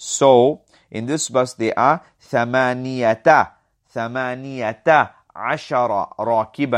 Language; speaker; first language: Arabic; non-native, fluent; English